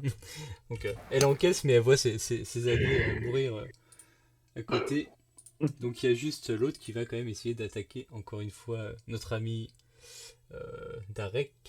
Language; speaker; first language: French; native; French